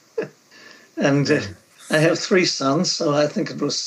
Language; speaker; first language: English; native; English